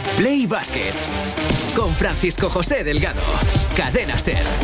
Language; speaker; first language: Spanish; native; Spanish